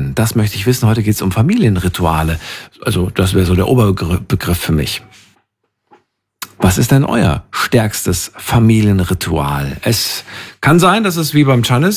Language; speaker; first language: German; native; German